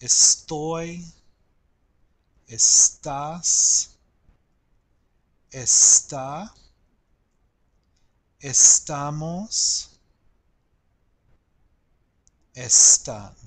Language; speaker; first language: Spanish; non-native, learner; English